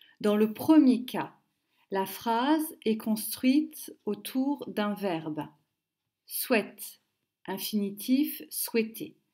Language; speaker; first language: French; native; French